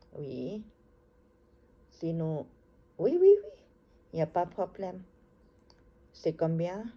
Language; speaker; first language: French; non-native, learner; Thai